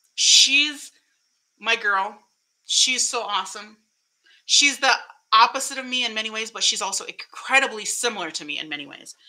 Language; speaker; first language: English; early bilingual, other home language; Spanish